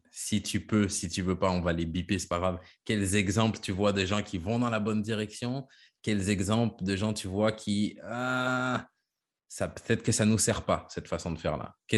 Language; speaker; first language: French; native; French